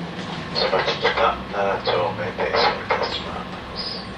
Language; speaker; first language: Japanese; native; Japanese